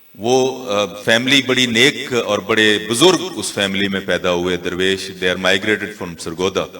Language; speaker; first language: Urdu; non-native, local second language; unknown